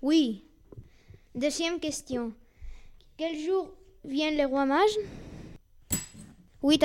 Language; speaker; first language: French; non-native, learner; Spanish